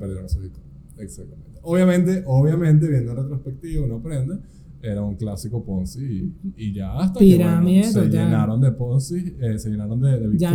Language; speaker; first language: Spanish; native; Spanish